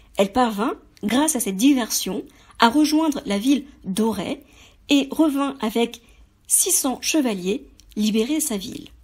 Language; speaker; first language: French; native; French